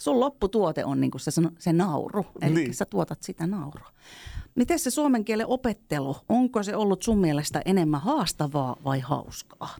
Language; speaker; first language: Finnish; native; Finnish